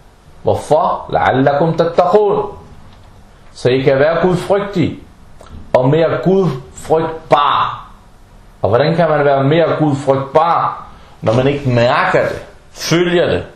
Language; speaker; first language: Danish; non-native, fluent; Arabic